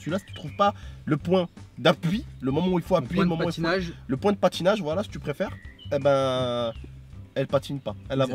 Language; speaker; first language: French; native; French